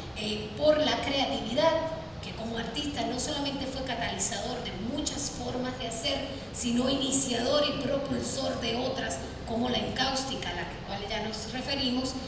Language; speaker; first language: Spanish; native; Spanish